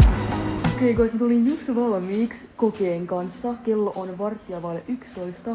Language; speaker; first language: Finnish; native; Finnish